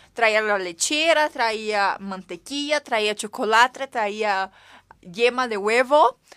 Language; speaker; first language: Spanish; non-native, fluent; Portuguese